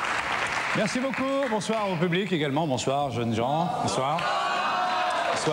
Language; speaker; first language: French; native; French